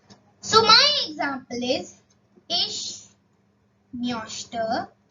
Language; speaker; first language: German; non-native, learner; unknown